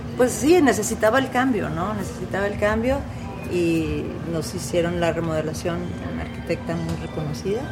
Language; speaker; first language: Spanish; native; Spanish